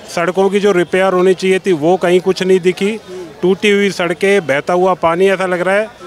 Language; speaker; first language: Hindi; native; Hindi